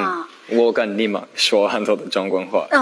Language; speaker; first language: Chinese; non-native, learner; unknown